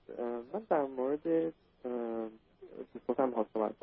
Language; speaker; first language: Persian; early bilingual, heritage; Persian